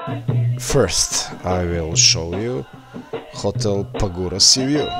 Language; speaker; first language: English; non-native, learner; Serbian